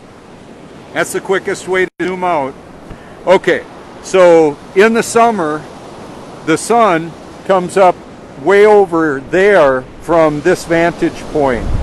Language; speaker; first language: English; native; English